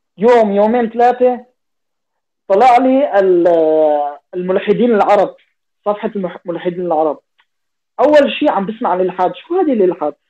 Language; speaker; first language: Arabic; non-native, local second language; Kurdish